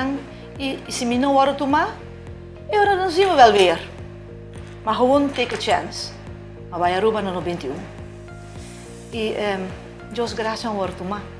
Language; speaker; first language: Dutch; non-native, local second language; Papiamento